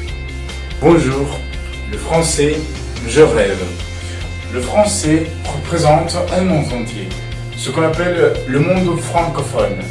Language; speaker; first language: French; non-native, fluent; Spanish